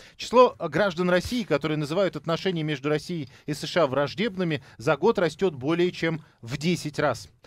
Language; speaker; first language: Russian; native; Russian